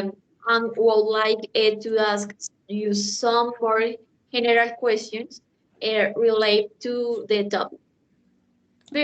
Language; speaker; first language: English; non-native, learner; Spanish